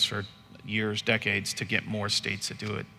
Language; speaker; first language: English; native; English